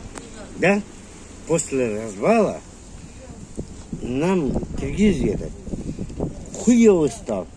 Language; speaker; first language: Russian; non-native, local second language; Kyrgyz